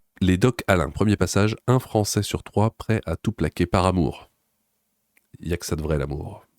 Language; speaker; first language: French; native; French